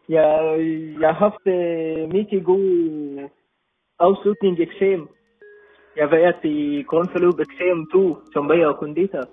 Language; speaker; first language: Danish; non-native, learner; Arabic